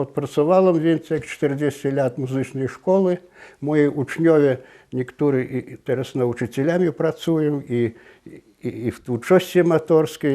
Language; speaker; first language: Polish; non-native, local second language; Belarusian